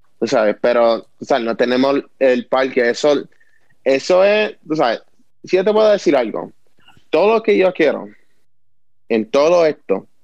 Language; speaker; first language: Spanish; early bilingual, heritage; Spanish